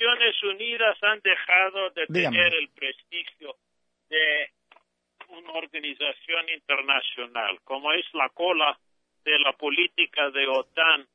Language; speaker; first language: Spanish; non-native, fluent; English